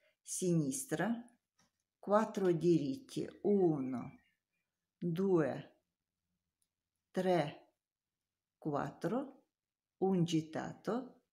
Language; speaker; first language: Italian; non-native, learner; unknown